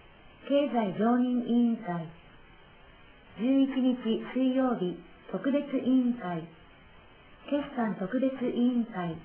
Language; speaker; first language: Japanese; native; Japanese